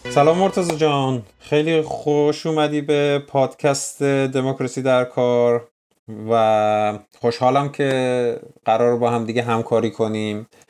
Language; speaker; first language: Persian; native; Persian